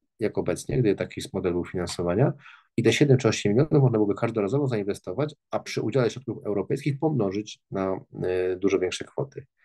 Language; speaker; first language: Polish; native; Polish